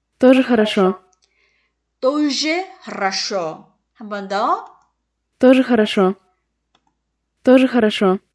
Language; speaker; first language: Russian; non-native, fluent; Korean